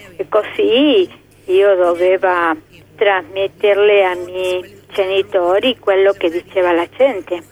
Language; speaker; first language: Italian; early bilingual, heritage; Italian